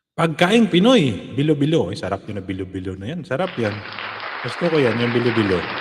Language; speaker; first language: Filipino; non-native, local second language; Hiligaynon